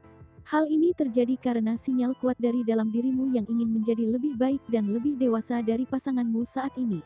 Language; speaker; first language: Indonesian; native; Indonesian